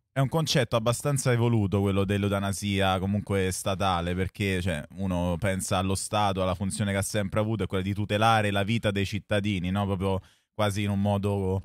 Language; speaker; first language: Italian; native; Italian